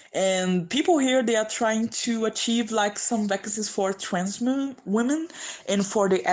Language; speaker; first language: English; non-native, fluent; Portuguese